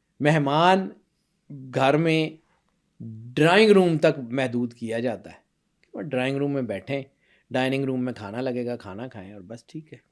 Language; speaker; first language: Urdu; non-native, local second language; Punjabi